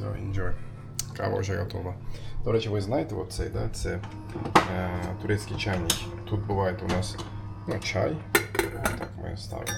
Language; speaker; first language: Ukrainian; non-native, learner; Turkish